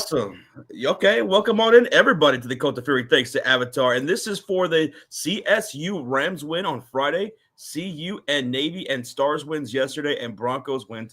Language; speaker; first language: English; native; English